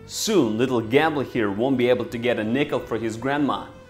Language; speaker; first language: English; non-native, fluent; Russian